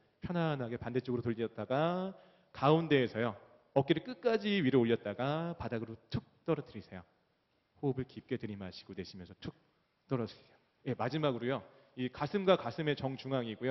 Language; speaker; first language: Korean; native; Korean